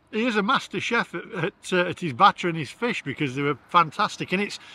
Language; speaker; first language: English; native; English